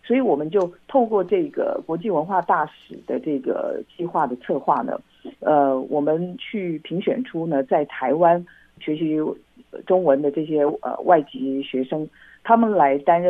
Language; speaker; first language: Chinese; native; Chinese